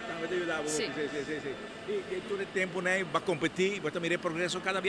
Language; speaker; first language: Portuguese; non-native, learner; Spanish